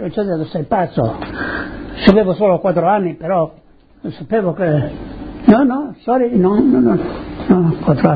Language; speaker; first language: Italian; early bilingual, heritage; Italian